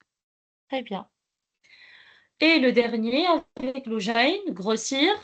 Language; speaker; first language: French; non-native, local second language; Arabic